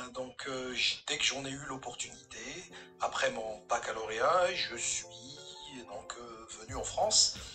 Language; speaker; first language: French; non-native, local second language; Kabyle